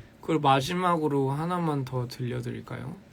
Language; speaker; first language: Korean; early bilingual, heritage; English